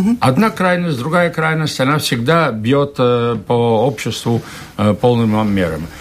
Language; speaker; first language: Russian; non-native, local second language; Latvian